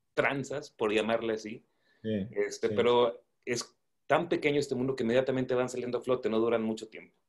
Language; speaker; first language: Spanish; native; Spanish